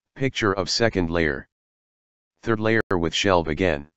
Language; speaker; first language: English; non-native, fluent; German